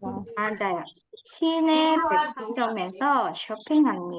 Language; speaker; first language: Korean; non-native, fluent; Indonesian